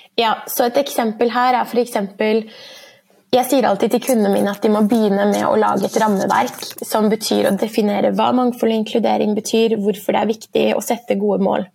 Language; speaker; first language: Norwegian; early bilingual, other home language; Persian